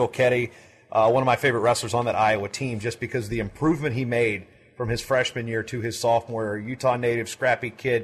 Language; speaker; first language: English; native; English